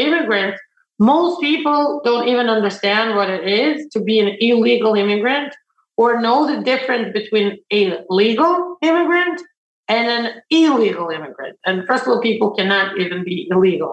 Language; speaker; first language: English; early bilingual, other home language; Ukrainian